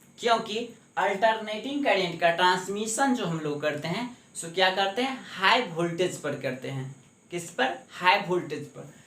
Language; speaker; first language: Hindi; native; Hindi